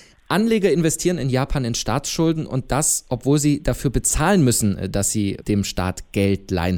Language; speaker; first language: German; native; German